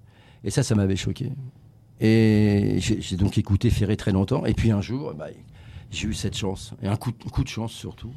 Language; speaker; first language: French; native; French